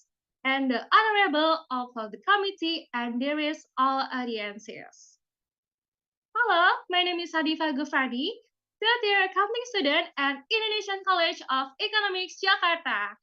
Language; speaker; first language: English; non-native, learner; Indonesian